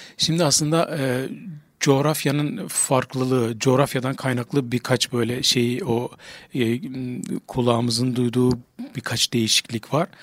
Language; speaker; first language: Turkish; non-native, local second language; Kurdish